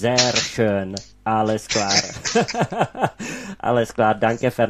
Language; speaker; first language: German; non-native, fluent; Czech